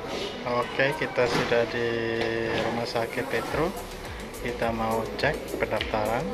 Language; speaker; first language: Indonesian; native; Indonesian